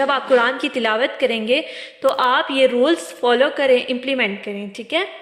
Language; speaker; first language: Urdu; non-native, local second language; Punjabi